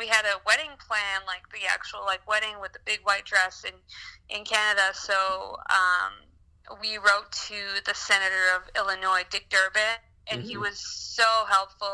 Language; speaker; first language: English; non-native, fluent; French